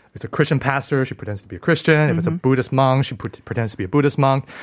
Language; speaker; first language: English; non-native, fluent; Chinese